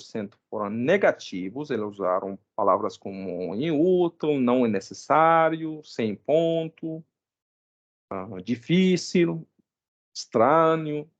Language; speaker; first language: Portuguese; non-native, fluent; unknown